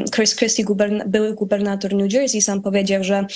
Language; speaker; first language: Polish; early bilingual, heritage; Polish